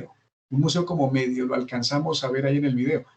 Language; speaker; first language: Spanish; native; Spanish